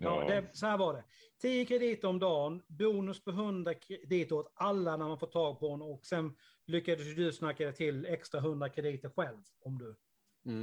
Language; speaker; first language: Swedish; native; Swedish